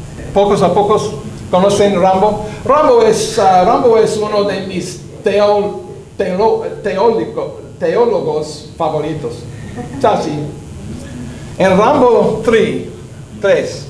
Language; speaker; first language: Spanish; non-native, learner; English